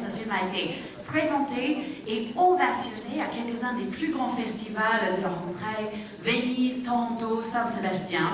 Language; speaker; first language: French; native; French